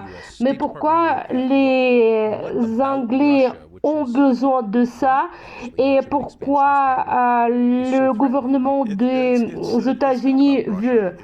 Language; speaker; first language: French; non-native, fluent; Russian